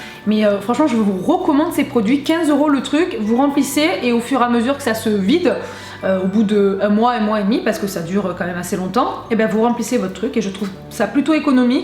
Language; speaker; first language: French; native; French